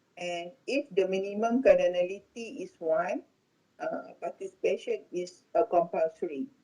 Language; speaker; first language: English; non-native, local second language; Malay